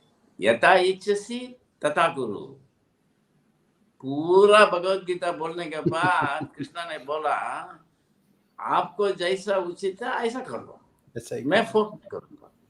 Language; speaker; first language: Hindi; non-native, local second language; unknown